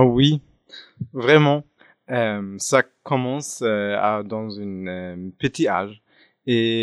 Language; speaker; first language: French; non-native, fluent; German